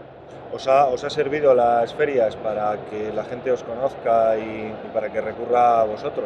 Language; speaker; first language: Spanish; native; Spanish